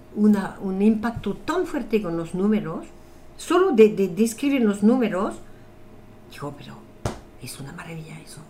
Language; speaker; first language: Spanish; non-native, fluent; French